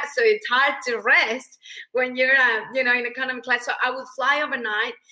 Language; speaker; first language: English; non-native, fluent; Spanish